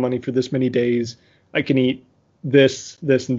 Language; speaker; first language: English; native; English